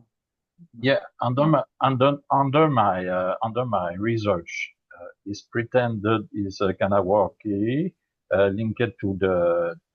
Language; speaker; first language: English; non-native, learner; French